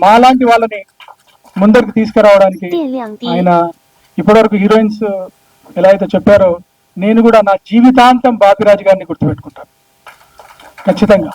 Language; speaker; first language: Telugu; native; Telugu